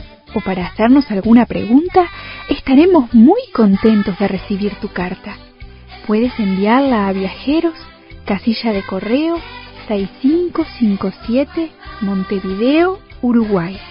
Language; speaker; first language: Spanish; native; Spanish